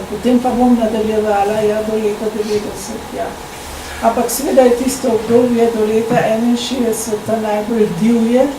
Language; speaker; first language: Slovenian; early bilingual, heritage; Slovenian